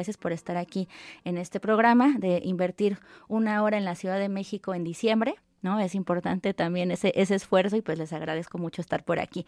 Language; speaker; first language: Spanish; native; Spanish